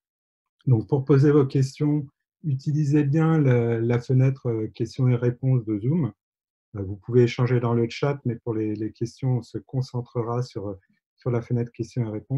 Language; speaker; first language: French; native; French